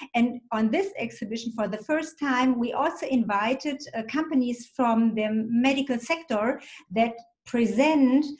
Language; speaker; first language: English; non-native, fluent; German